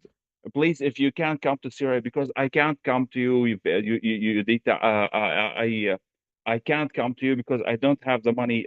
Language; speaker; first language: English; non-native, fluent; Arabic